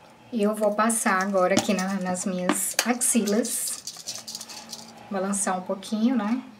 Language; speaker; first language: Portuguese; native; Portuguese